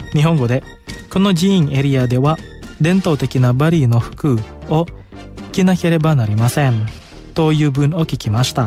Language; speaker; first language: Japanese; non-native, fluent; Indonesian